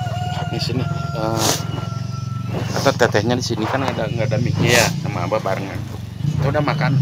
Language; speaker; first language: Indonesian; non-native, local second language; Sundanese